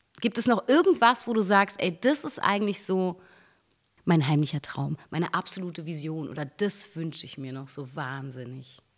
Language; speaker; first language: German; native; German